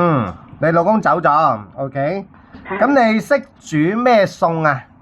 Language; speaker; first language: Cantonese; native; Cantonese